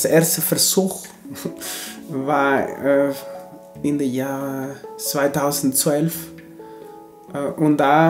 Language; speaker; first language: German; non-native, fluent; Spanish